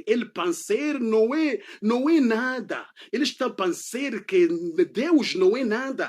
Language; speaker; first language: Portuguese; non-native, learner; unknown